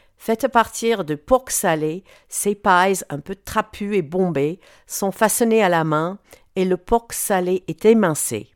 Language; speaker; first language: French; non-native, fluent; English